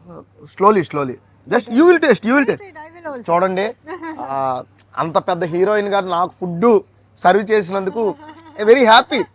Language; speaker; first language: Telugu; native; Telugu